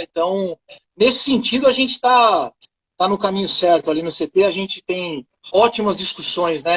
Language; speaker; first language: Portuguese; native; Portuguese